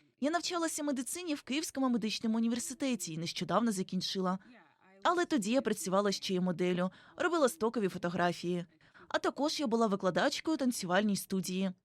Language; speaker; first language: Ukrainian; non-native, fluent; Igbo